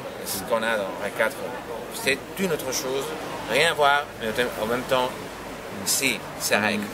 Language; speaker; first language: French; non-native, fluent; Spanish